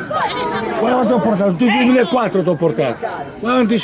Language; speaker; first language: Italian; native; Italian